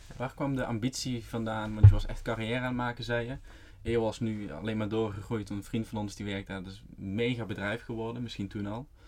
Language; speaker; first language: Dutch; native; Dutch